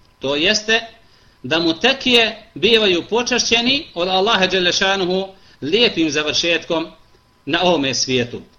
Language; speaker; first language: Bosnian; native; Bosnian